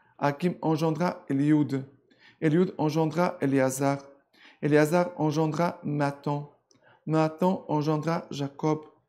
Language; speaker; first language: French; non-native, fluent; Portuguese